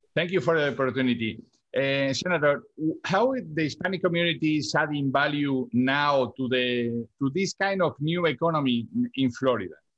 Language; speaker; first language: English; non-native, learner; Spanish